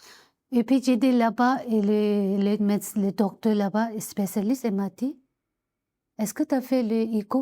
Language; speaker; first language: French; non-native, learner; Tibetan